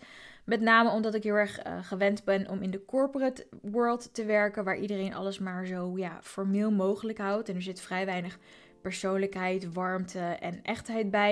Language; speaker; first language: Dutch; native; Dutch